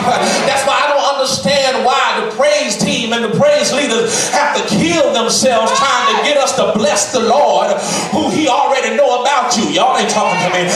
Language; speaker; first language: English; native; English